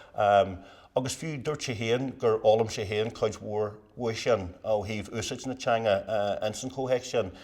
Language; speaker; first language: Irish; native; Irish